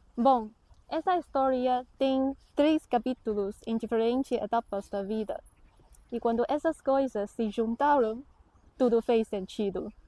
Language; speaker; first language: Portuguese; non-native, fluent; Chinese